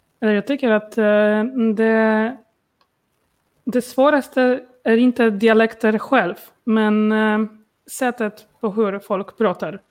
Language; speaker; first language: Swedish; non-native, learner; Polish